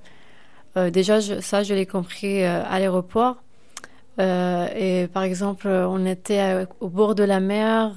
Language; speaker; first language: French; non-native, fluent; Persian